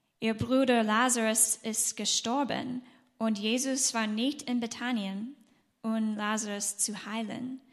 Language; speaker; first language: German; non-native, fluent; English